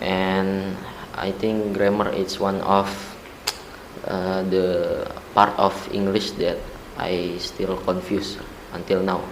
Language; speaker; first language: English; non-native, learner; Indonesian